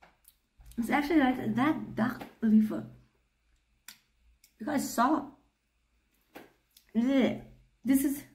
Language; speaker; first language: English; non-native, learner; Thai